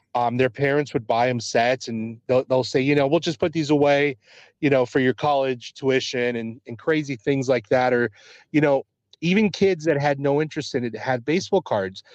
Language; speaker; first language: English; early bilingual, other home language; Spanish